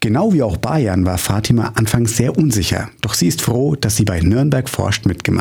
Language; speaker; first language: German; native; German